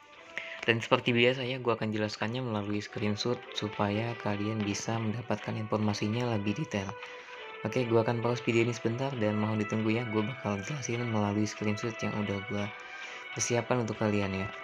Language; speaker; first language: Indonesian; native; Indonesian